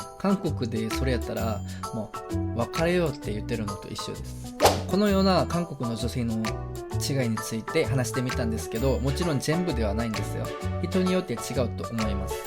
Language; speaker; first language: Japanese; non-native, fluent; Korean